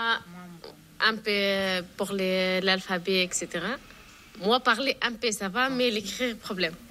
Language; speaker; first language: French; non-native, learner; Arabic